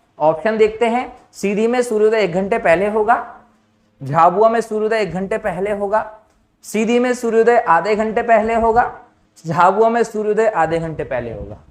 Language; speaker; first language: Hindi; native; Hindi